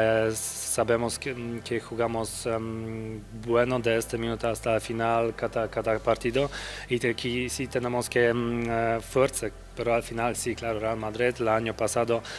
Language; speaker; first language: Spanish; non-native, learner; Polish